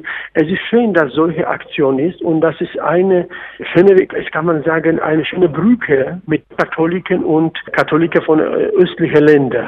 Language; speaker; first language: German; non-native, fluent; Polish